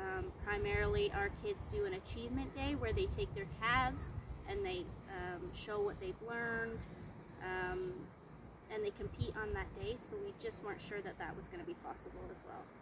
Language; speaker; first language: English; native; English